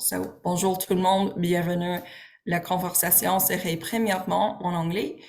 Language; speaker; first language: French; non-native, learner; English